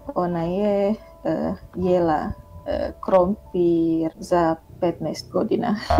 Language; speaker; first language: Serbian; non-native, learner; Indonesian